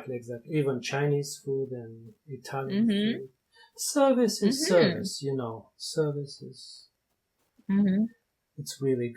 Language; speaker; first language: English; non-native, fluent; Bulgarian